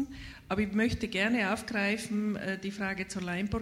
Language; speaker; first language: German; native; German